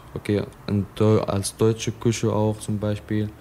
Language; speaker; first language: German; non-native, fluent; Arabic